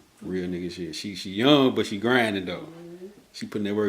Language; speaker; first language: English; native; English